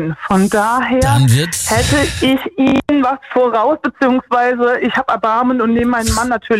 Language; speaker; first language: German; native; German